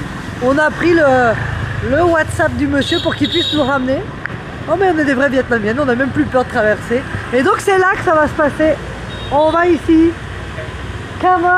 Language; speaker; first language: French; native; French